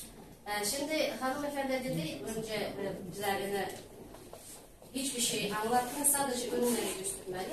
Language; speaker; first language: Turkish; non-native, learner; Turkmen